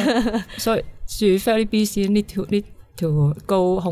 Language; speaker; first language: English; non-native, learner; Cantonese